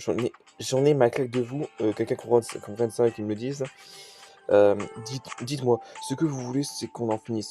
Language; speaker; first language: French; native; French